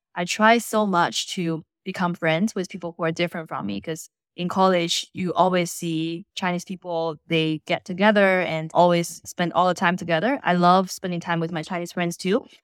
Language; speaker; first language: English; non-native, fluent; Chinese